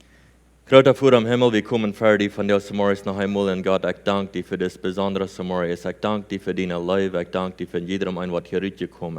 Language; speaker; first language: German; non-native, learner; Plautdietsch